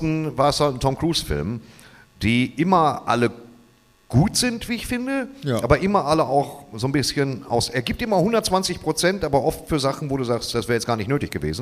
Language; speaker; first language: German; native; German